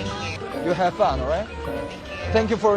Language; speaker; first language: English; non-native, learner; Korean